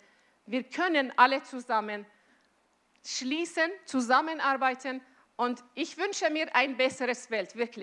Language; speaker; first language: German; non-native, fluent; Azerbaijani